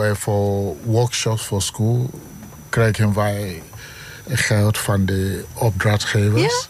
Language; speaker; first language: Dutch; non-native, learner; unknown